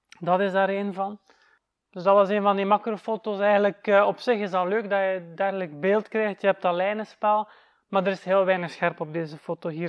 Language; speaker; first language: Dutch; native; Dutch